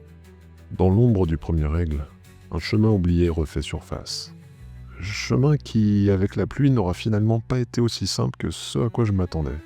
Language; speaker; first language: French; native; French